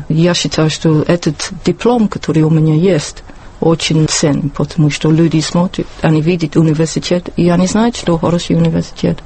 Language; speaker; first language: Russian; non-native, learner; English